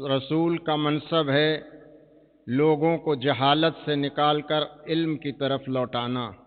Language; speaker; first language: Urdu; non-native, local second language; Punjabi